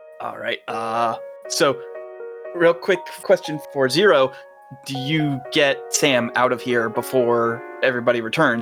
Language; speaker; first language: English; native; English